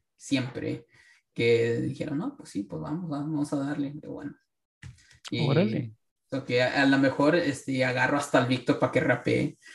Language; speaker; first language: Spanish; early bilingual, heritage; Spanish